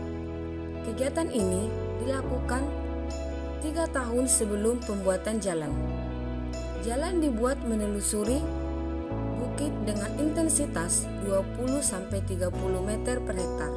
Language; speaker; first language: Indonesian; native; Indonesian